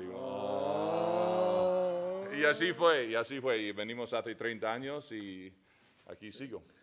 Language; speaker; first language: Spanish; non-native, fluent; English